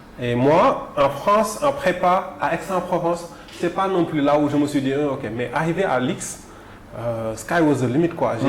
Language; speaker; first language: French; non-native, local second language; Wolof